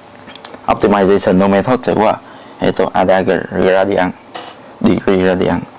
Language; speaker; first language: Japanese; non-native, learner; Thai